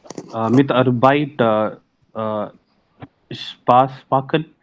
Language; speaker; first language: German; non-native, learner; Hindi